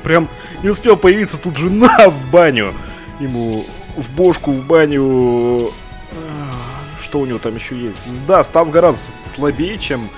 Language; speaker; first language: Russian; native; Russian